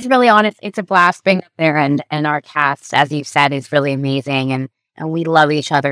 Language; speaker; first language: English; native; English